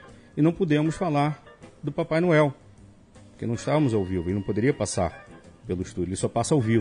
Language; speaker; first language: Portuguese; native; Portuguese